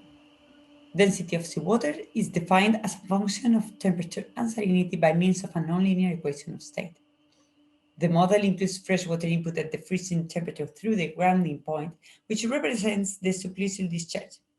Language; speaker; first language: English; non-native, fluent; Spanish